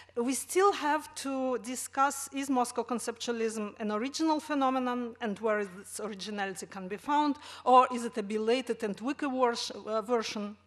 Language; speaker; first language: English; non-native, fluent; Russian